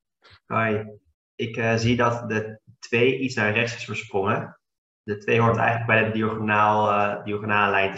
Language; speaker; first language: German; non-native, learner; Dutch